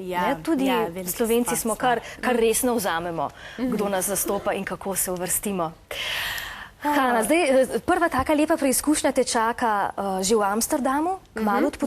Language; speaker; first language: Slovenian; native; Slovenian